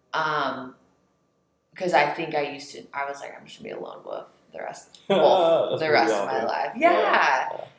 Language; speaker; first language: English; native; English